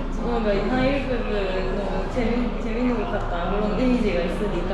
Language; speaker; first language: Korean; non-native, learner; Japanese